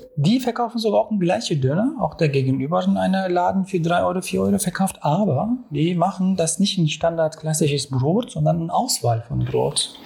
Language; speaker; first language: German; non-native, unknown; Turkish